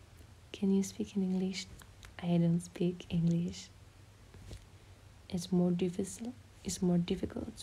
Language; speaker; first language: English; non-native, learner; French